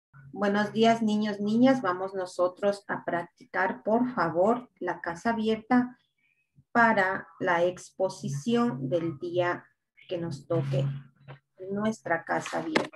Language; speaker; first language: Spanish; native; Spanish